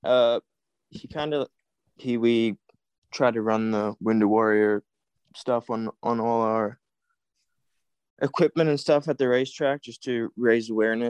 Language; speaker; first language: English; native; English